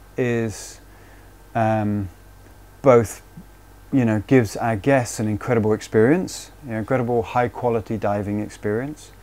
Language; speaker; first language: English; native; English